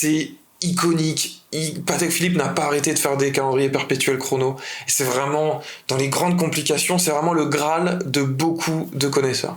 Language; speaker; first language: French; native; French